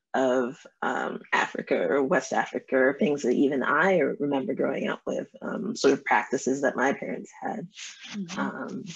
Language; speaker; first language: English; native; English